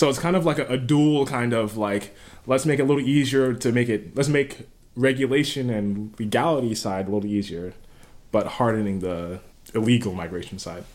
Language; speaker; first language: English; native; English